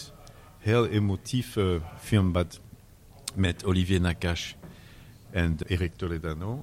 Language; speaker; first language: Dutch; non-native, learner; French